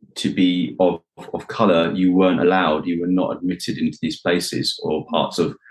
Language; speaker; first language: English; native; English